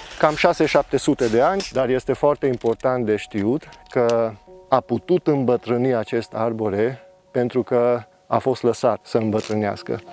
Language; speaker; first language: Romanian; non-native, local second language; Hungarian